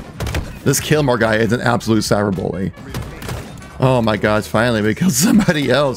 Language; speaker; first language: English; native; English